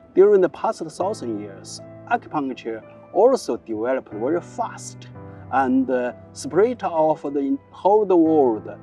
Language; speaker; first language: English; non-native, learner; Chinese